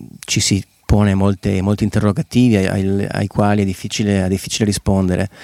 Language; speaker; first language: Italian; native; Italian